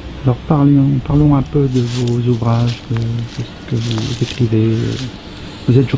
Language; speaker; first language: French; native; French